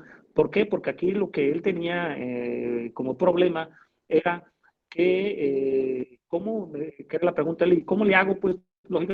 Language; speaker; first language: Spanish; native; Spanish